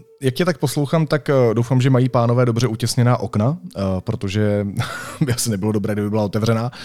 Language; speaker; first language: Czech; native; Czech